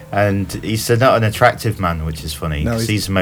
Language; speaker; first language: English; native; English